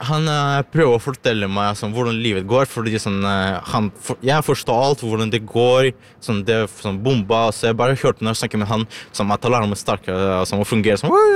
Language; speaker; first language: Norwegian; non-native, learner; Ukrainian